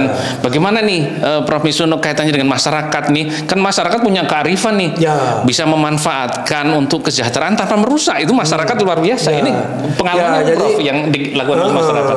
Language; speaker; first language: Indonesian; native; Indonesian